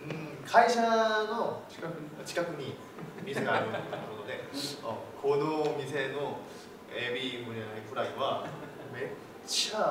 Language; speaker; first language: Japanese; non-native, learner; Korean